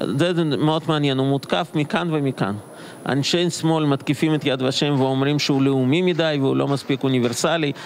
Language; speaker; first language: Hebrew; non-native, fluent; Russian